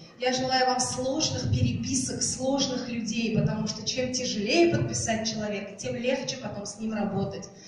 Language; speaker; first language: Russian; non-native, local second language; Tatar